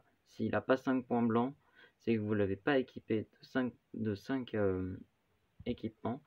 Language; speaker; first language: French; native; French